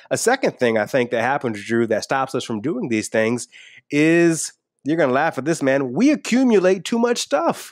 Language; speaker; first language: English; native; English